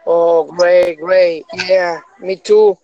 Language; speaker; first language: English; non-native, learner; Spanish